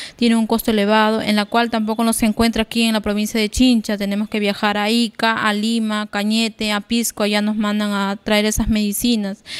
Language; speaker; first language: Spanish; native; Spanish